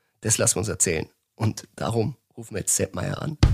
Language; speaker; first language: German; native; German